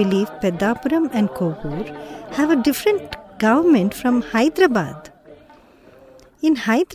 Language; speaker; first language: English; non-native, local second language; Telugu